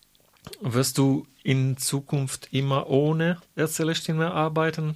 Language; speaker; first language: German; non-native, fluent; Italian